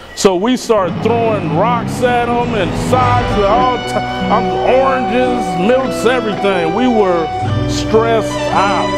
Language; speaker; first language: English; native; English